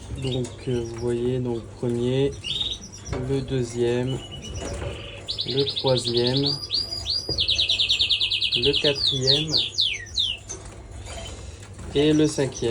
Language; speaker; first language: French; native; French